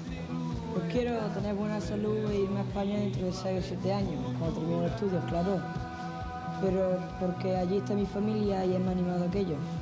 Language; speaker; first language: Spanish; early bilingual, heritage; Spanish